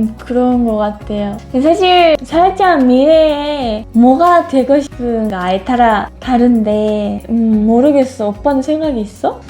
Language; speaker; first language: Korean; non-native, fluent; Japanese